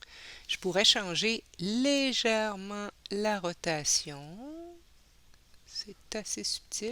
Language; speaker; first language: French; native; French